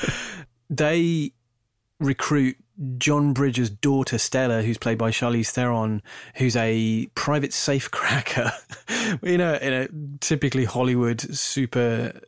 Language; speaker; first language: English; native; English